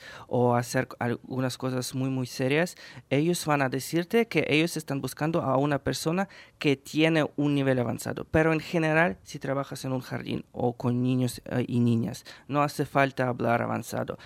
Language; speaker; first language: Spanish; non-native, fluent; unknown